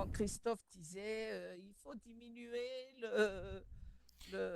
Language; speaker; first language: French; non-native, local second language; Malagasy